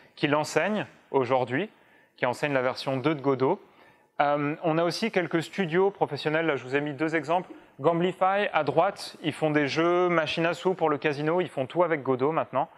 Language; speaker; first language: French; native; French